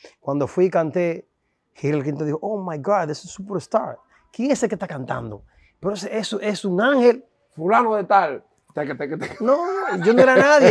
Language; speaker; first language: Spanish; native; Spanish